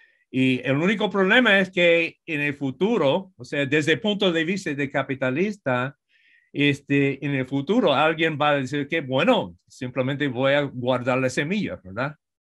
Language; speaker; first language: Spanish; non-native, fluent; English